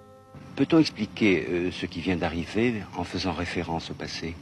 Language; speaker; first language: French; native; French